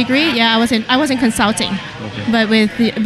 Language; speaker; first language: English; non-native, local second language; Cantonese